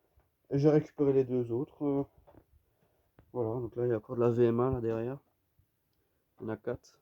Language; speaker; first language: French; native; French